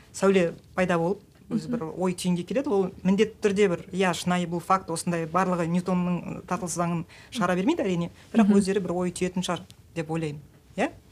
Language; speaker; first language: Kazakh; native; Kazakh